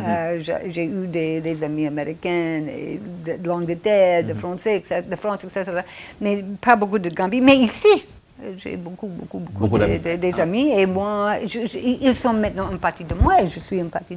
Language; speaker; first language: French; non-native, fluent; English